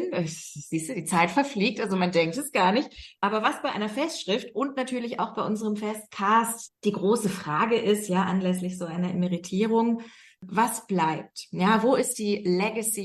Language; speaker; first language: German; native; German